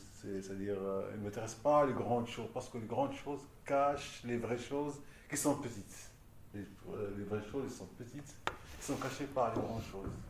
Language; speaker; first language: French; non-native, local second language; Arabic